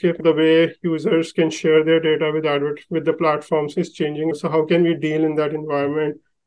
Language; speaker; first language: English; non-native, local second language; Hindi